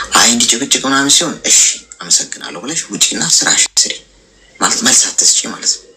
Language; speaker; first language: Amharic; native; Amharic